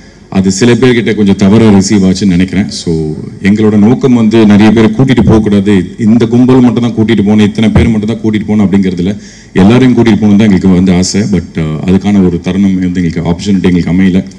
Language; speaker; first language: Tamil; native; Tamil